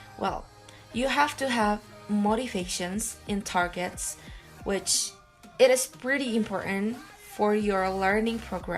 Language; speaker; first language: English; non-native, fluent; Indonesian